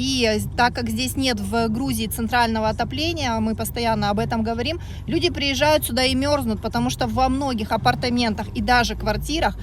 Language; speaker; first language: Russian; native; Russian